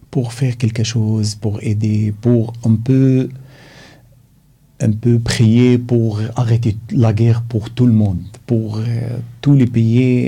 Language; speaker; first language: French; non-native, learner; Arabic